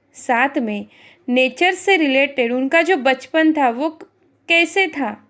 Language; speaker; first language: Hindi; non-native, local second language; Marathi